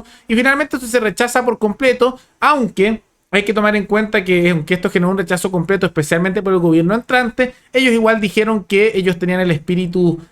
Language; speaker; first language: Spanish; native; Spanish